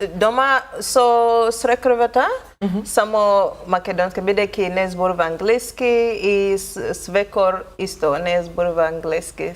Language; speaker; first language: Macedonian; non-native, learner; Swahili